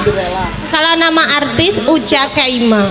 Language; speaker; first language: Indonesian; non-native, local second language; Javanese